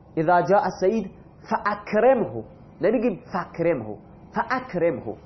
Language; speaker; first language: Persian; non-native, local second language; Baluchi